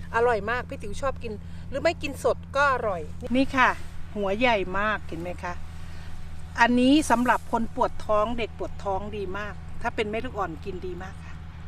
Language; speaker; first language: Thai; native; Thai